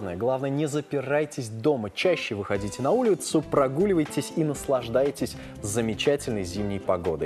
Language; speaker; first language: Russian; native; Russian